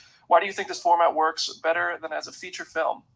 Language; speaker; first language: English; native; English